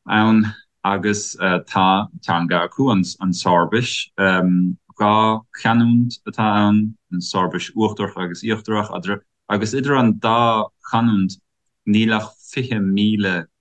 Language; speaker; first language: Irish; non-native, learner; German